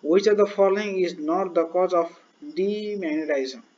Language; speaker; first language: English; non-native, local second language; Nepali